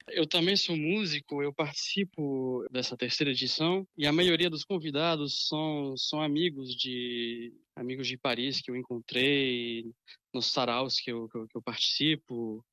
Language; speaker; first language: Portuguese; early bilingual, other home language; French